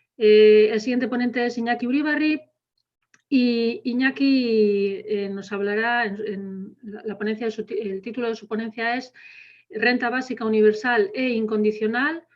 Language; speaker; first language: Spanish; native; Spanish